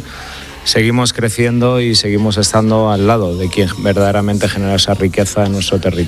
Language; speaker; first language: Spanish; native; Spanish